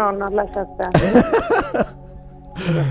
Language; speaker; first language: Italian; native; Italian